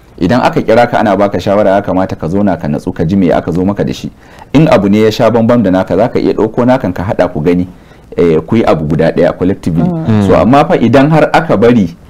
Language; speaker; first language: Hausa; native; Hausa